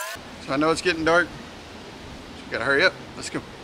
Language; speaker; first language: English; native; English